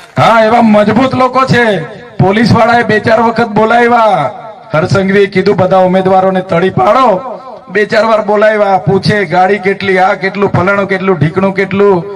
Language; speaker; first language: Gujarati; non-native, local second language; Vasavi